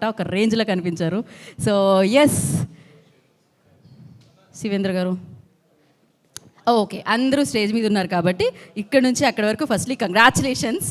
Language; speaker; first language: Telugu; native; Telugu